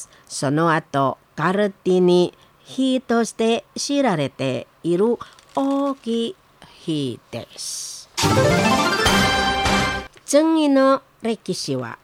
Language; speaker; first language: Japanese; non-native, learner; Indonesian